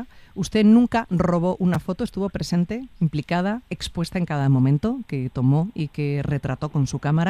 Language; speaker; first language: Spanish; native; Spanish